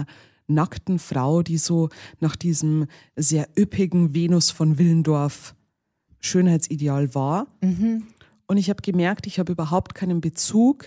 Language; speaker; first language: German; native; German